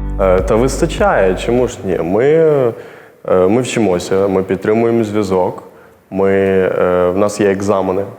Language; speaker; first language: Ukrainian; native; Ukrainian